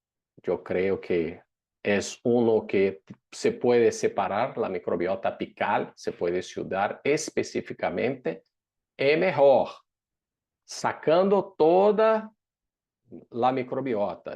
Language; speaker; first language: Spanish; non-native, fluent; Portuguese